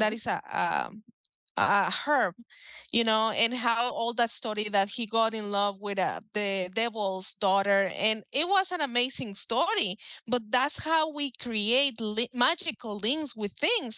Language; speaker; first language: English; non-native, fluent; Spanish